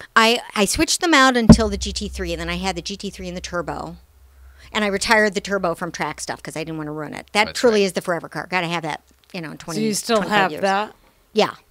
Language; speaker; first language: English; native; English